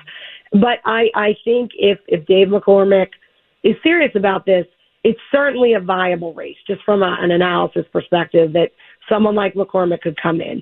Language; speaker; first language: English; native; English